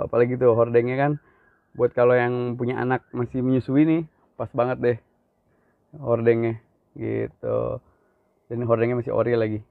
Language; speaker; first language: Indonesian; native; Indonesian